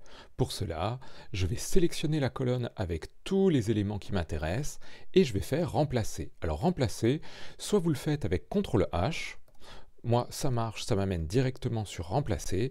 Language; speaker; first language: French; native; French